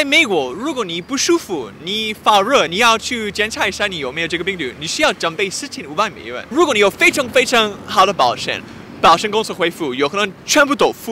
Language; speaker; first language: Chinese; non-native, fluent; English